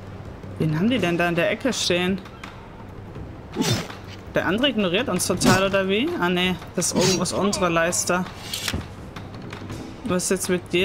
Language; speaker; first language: German; native; German